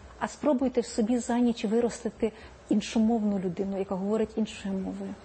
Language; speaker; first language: Ukrainian; native; Ukrainian